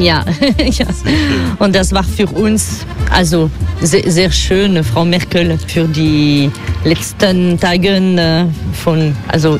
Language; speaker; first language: German; non-native, fluent; French